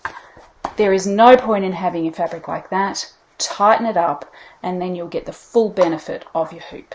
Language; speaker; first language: English; native; English